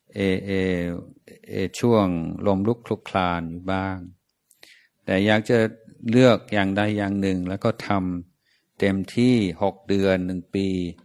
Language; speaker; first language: Thai; non-native, fluent; English